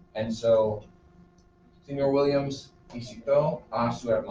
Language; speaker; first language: Spanish; non-native, fluent; English